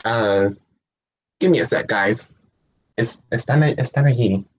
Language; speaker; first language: Spanish; early bilingual, other home language; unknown